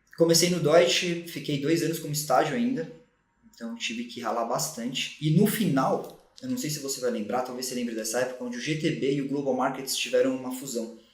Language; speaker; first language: Portuguese; native; Portuguese